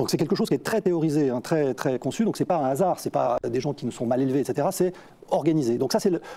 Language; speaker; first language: French; native; French